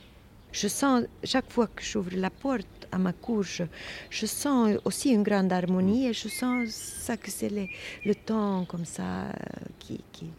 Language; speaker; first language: French; non-native, fluent; Swedish